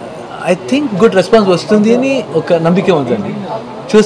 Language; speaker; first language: Telugu; non-native, learner; Kannada